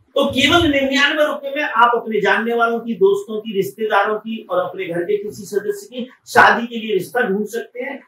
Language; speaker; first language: Hindi; native; Hindi